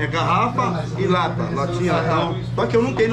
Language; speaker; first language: Portuguese; native; Portuguese